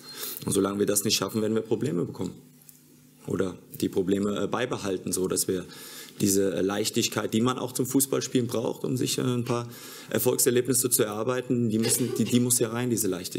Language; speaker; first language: German; native; German